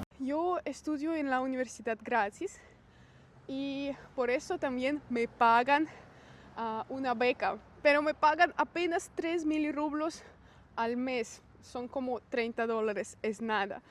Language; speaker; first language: Spanish; non-native, fluent; Russian